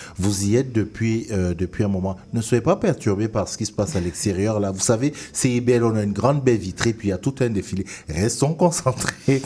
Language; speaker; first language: French; non-native, local second language; Duala